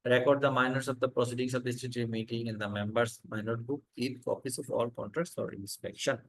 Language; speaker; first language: English; non-native, local second language; Bangla